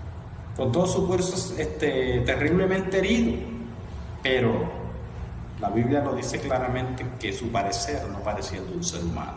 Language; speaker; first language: Spanish; native; Spanish